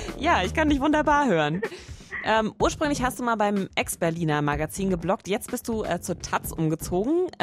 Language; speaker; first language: German; native; German